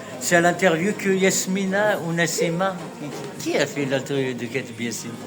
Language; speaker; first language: French; non-native, local second language; Kabyle